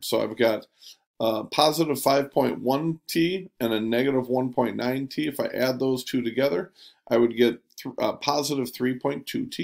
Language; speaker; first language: English; native; English